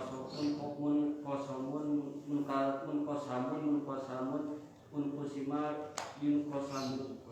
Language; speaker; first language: Arabic; non-native, learner; Indonesian